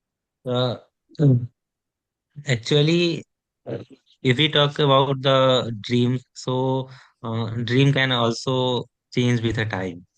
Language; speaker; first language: English; non-native, learner; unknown